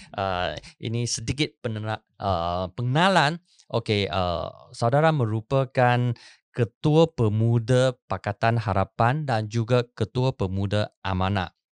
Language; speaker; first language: Malay; non-native, local second language; Chinese